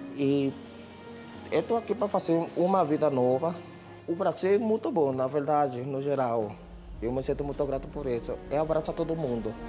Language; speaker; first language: Portuguese; non-native, fluent; Spanish